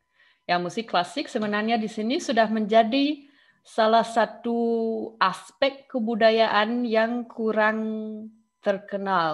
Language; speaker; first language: Indonesian; non-native, fluent; German